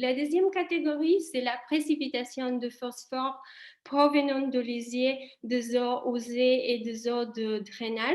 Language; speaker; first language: French; non-native, fluent; Italian